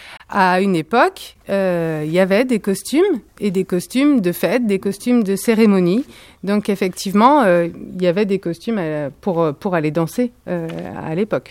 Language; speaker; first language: French; native; French